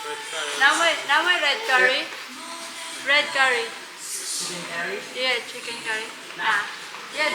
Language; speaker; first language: English; non-native, local second language; Filipino